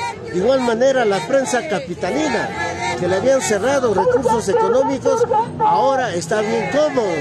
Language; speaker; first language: Spanish; native; Spanish